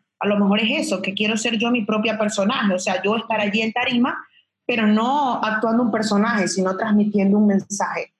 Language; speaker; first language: Spanish; native; Spanish